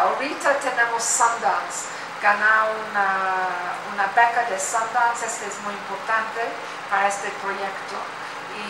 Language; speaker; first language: Spanish; non-native, learner; English